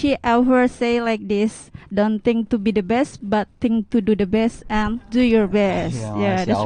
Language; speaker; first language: English; non-native, learner; Indonesian